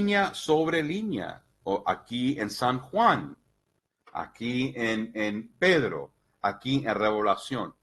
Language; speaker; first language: Spanish; early bilingual, heritage; Spanish